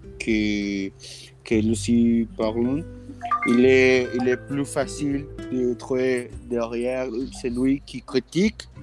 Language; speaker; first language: French; non-native, learner; Spanish